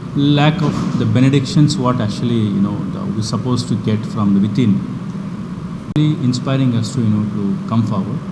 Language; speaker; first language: English; non-native, local second language; Telugu